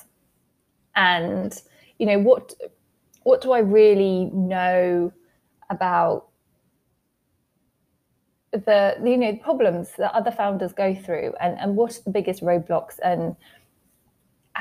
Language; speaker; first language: English; native; English